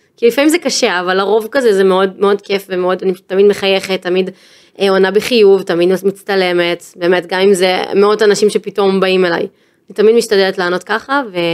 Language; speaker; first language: Hebrew; native; Hebrew